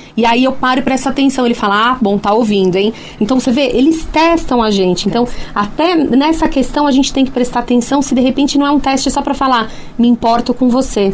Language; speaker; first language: Portuguese; native; Portuguese